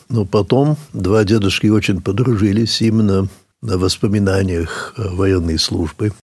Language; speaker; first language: Russian; early bilingual, heritage; English